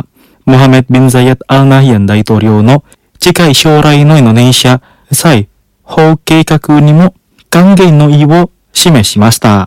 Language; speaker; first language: Japanese; non-native, fluent; Indonesian